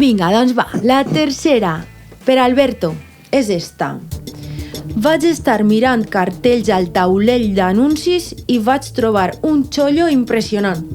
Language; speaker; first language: Catalan; native; Catalan